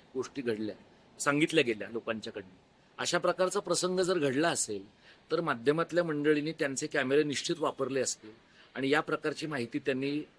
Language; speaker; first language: Marathi; native; Marathi